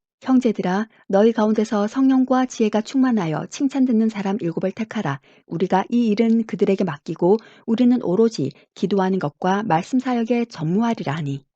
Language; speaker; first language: Korean; native; Korean